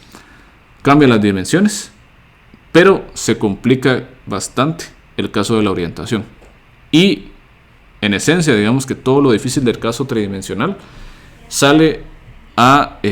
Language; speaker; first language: Spanish; native; Spanish